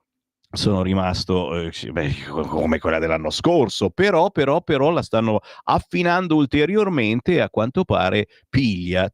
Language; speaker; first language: Italian; native; Italian